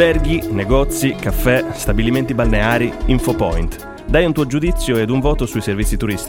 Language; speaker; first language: Italian; native; Italian